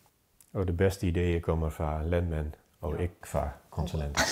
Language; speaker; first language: Danish; non-native, fluent; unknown